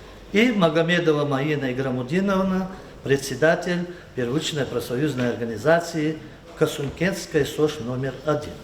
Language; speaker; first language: Russian; non-native, local second language; Lezghian